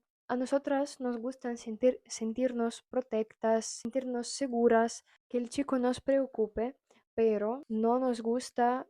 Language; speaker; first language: Spanish; non-native, fluent; Russian